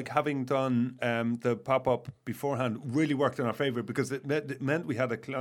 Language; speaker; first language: English; native; English